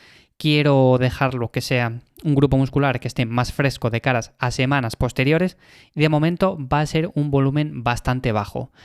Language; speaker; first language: Spanish; native; Spanish